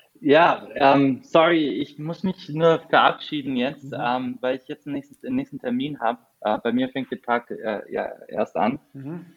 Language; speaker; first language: German; non-native, fluent; Spanish